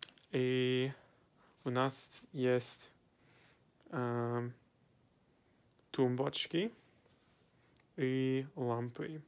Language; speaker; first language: Russian; non-native, learner; English